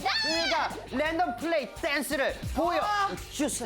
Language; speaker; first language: Korean; native; Korean